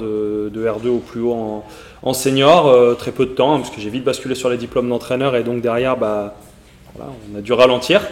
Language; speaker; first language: French; native; French